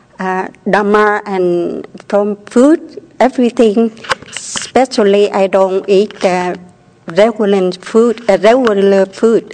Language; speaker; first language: English; non-native, learner; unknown